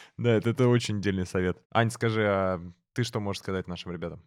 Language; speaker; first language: Russian; native; Russian